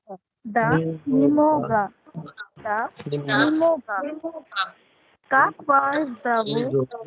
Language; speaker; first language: Russian; non-native, learner; Hindi